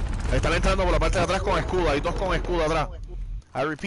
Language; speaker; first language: Spanish; early bilingual, heritage; Spanish